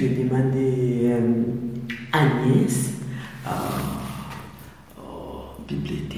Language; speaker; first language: French; non-native, learner; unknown